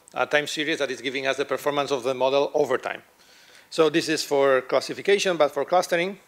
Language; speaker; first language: English; non-native, fluent; Catalan